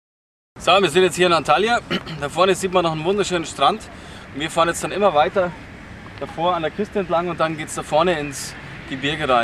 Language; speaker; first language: German; native; German